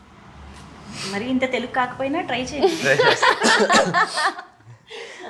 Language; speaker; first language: Telugu; native; Telugu